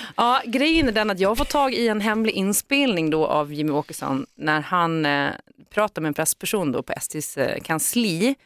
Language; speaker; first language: Swedish; native; Swedish